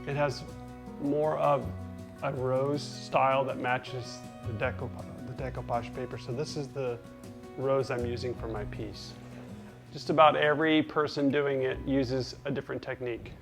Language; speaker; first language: English; native; English